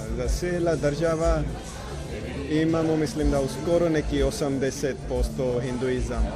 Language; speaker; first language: Croatian; non-native, learner; Punjabi